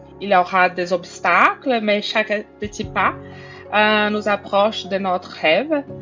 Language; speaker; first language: French; non-native, fluent; Portuguese